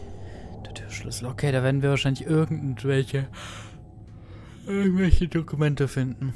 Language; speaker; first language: German; native; German